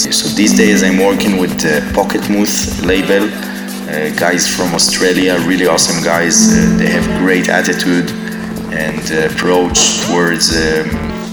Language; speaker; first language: English; non-native, fluent; Hebrew